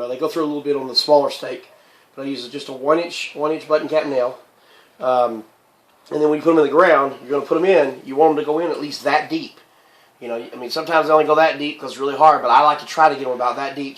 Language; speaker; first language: English; native; English